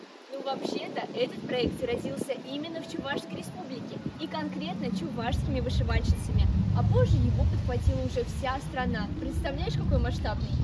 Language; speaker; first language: Russian; native; Russian